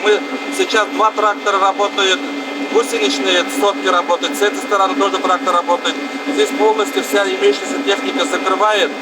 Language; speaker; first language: Russian; native; Russian